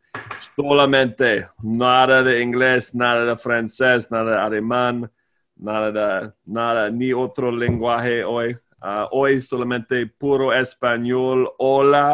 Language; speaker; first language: Spanish; non-native, fluent; English